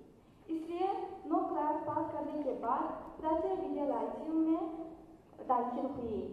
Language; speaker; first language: Hindi; non-native, learner; Uzbek